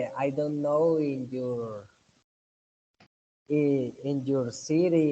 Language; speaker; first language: English; non-native, learner; Spanish